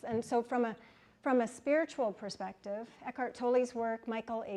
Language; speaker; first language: English; native; English